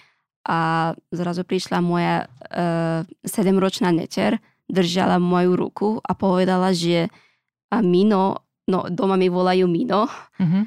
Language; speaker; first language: Slovak; non-native, learner; Pashto